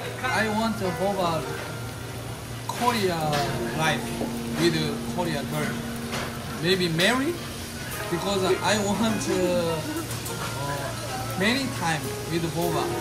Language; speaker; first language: English; non-native, learner; Korean